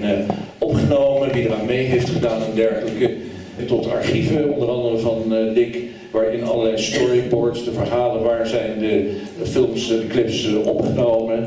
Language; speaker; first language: Dutch; native; Dutch